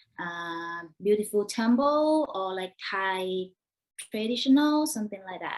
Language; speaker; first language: English; non-native, learner; Thai